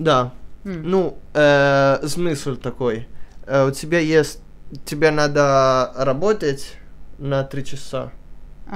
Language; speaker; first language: Russian; early bilingual, heritage; Italian